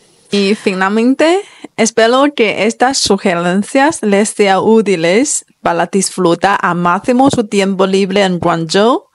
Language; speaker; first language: Spanish; non-native, fluent; Chinese